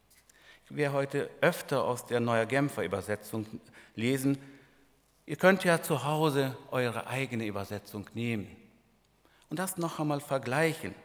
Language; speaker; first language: German; non-native, fluent; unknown